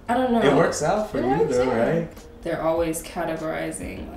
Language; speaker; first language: English; non-native, fluent; Japanese